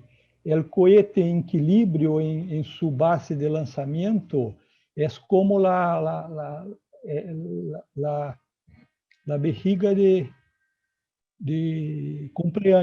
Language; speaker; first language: Spanish; non-native, learner; Portuguese